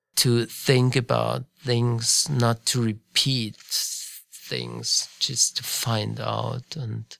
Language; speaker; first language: English; non-native, fluent; German